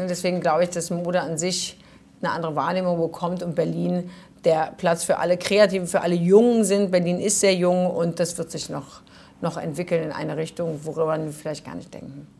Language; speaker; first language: German; early bilingual, other home language; Croatian